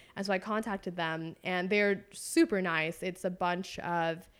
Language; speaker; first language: English; native; English